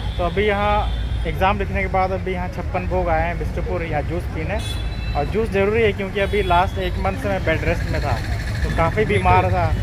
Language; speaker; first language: Hindi; native; Hindi